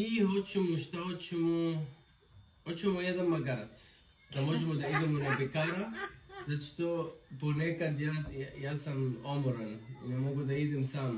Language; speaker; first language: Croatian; non-native, learner; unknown